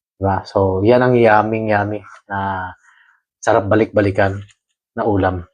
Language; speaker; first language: Filipino; non-native, local second language; Cebuano